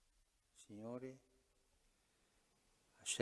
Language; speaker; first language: Italian; non-native, fluent; Spanish